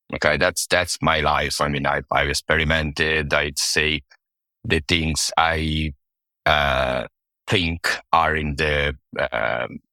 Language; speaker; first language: English; non-native, fluent; Italian